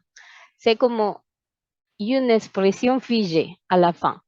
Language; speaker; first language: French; non-native, fluent; Spanish